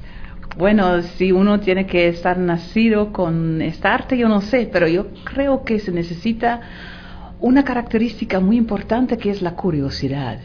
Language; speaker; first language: Spanish; non-native, fluent; Dutch